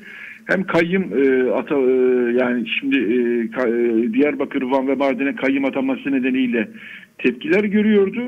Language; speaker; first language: Turkish; native; Turkish